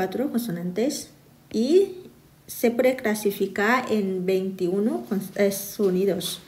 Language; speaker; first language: Spanish; non-native, fluent; Thai